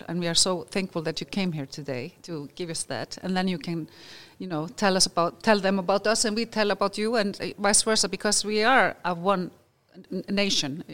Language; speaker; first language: English; non-native, fluent; Icelandic